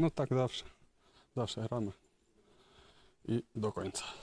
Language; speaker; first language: Polish; non-native, learner; Ukrainian